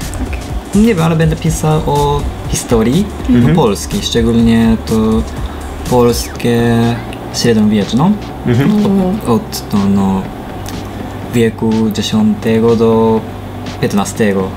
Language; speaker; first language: Polish; non-native, learner; Japanese